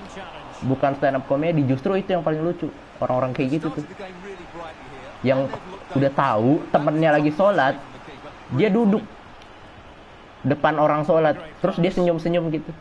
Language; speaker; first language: Indonesian; native; Indonesian